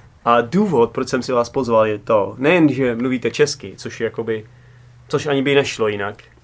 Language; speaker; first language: Czech; native; Czech